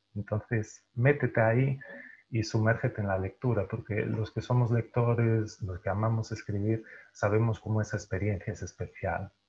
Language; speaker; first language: Spanish; native; Spanish